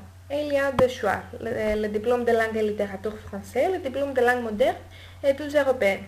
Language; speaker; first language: French; non-native, learner; Greek